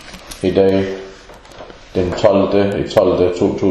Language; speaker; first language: Danish; early bilingual, other home language; Arabic